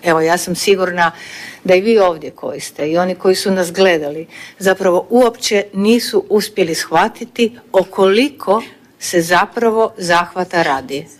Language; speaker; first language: Croatian; native; Croatian